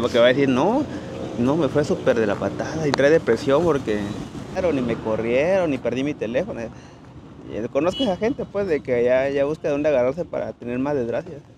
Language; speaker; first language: Spanish; native; Spanish